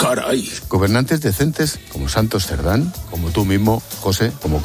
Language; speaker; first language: Spanish; native; Spanish